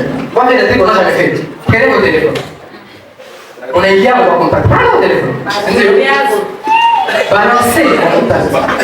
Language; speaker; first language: French; non-native, local second language; Swahili